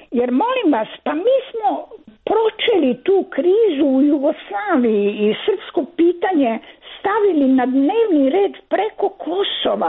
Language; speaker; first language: Croatian; native; Croatian